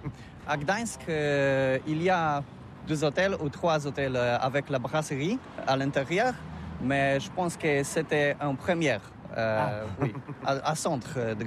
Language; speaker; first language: French; non-native, learner; Polish